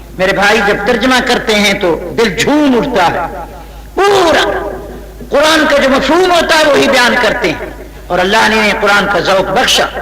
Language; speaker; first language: Urdu; non-native, local second language; Saraiki